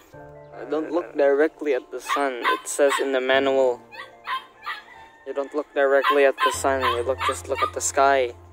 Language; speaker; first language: English; non-native, local second language; Filipino